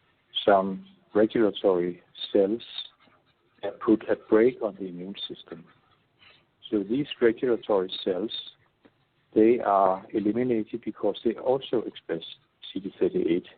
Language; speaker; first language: English; non-native, fluent; Danish